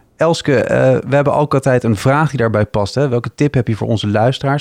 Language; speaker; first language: Dutch; native; Dutch